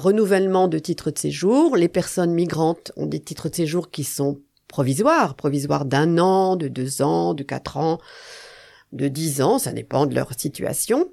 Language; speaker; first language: French; native; French